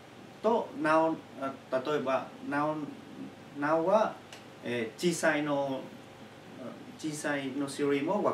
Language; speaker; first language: Japanese; non-native, learner; Chinese